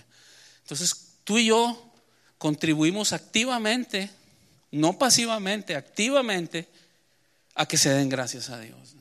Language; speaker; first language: Spanish; native; Spanish